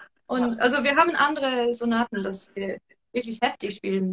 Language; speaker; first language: German; non-native, fluent; English